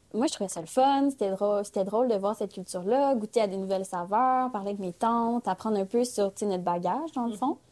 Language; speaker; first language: French; native; French